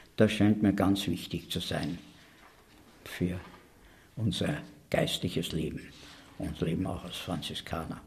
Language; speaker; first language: German; native; German